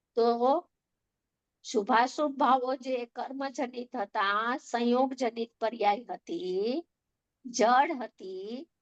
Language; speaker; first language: Hindi; non-native, local second language; Gujarati